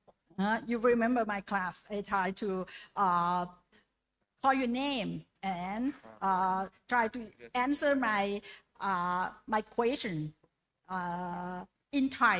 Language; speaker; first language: English; non-native, learner; Indonesian